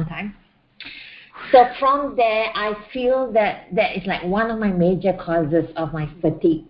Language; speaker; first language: English; non-native, local second language; Malay